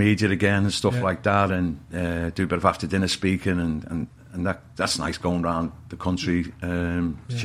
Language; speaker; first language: English; native; English